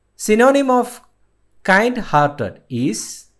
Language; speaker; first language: English; non-native, local second language; Malayalam